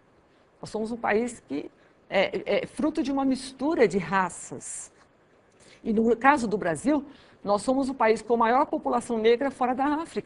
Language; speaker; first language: Portuguese; native; Portuguese